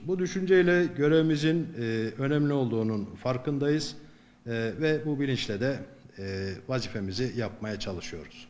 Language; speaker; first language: Turkish; native; Turkish